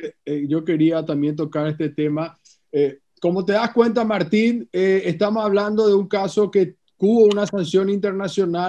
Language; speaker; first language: Spanish; native; Spanish